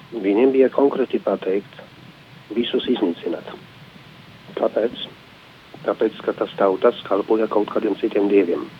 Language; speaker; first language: Latvian; non-native, fluent; Polish